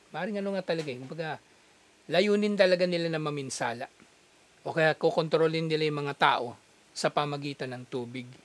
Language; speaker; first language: Filipino; native; Filipino